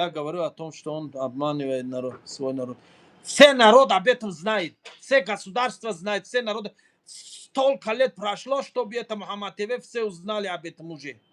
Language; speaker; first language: Russian; non-native, learner; Tajik